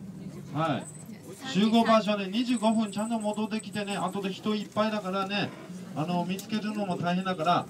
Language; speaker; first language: Japanese; non-native, fluent; Chinese